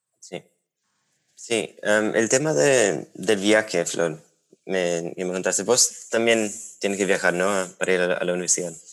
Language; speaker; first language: Spanish; non-native, fluent; English